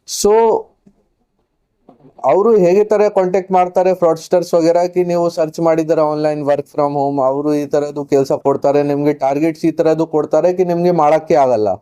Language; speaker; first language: Kannada; non-native, fluent; Hindi